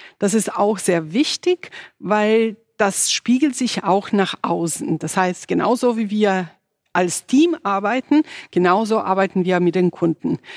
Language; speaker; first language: German; non-native, fluent; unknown